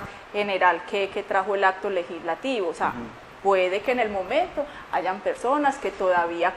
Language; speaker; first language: Spanish; native; Spanish